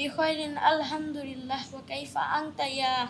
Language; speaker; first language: Arabic; non-native, learner; Bangla